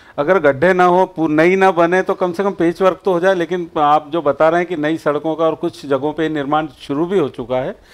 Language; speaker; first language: Hindi; native; Hindi